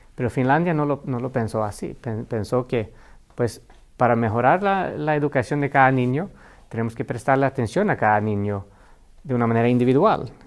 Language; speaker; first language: Spanish; non-native, fluent; Finnish